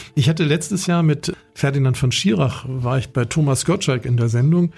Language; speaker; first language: German; native; German